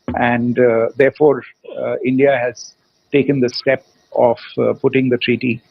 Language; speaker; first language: English; non-native, local second language; Hindi